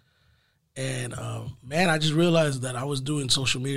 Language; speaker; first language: English; early bilingual, other home language; Spanish